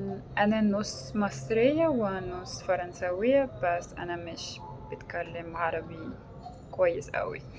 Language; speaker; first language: Arabic; early bilingual, heritage; French